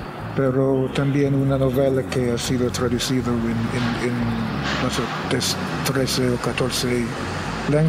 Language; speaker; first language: Spanish; non-native, fluent; English